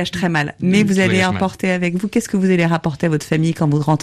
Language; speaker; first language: French; native; French